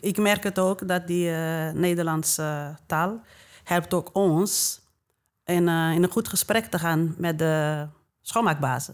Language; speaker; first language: Dutch; non-native, fluent; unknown